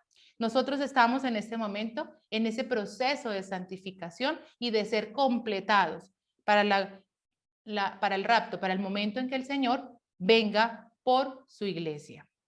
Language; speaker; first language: Spanish; native; Spanish